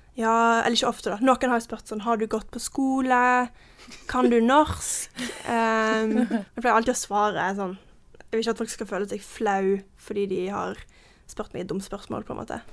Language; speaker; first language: Norwegian; early bilingual, heritage; Norwegian